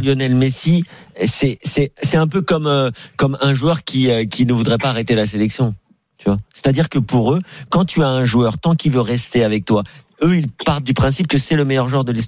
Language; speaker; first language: French; native; French